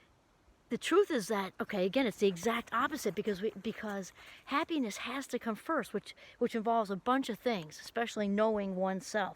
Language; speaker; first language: English; native; English